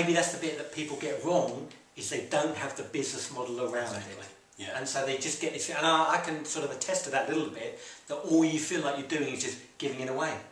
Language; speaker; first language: English; native; English